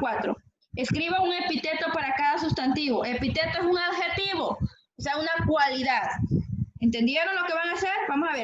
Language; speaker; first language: Spanish; native; Spanish